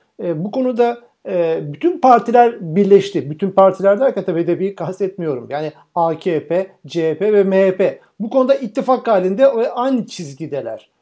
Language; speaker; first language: Turkish; native; Turkish